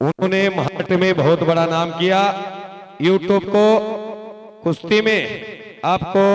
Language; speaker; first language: Hindi; non-native, local second language; Marathi